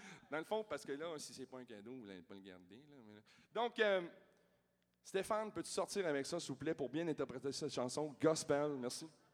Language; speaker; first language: French; native; French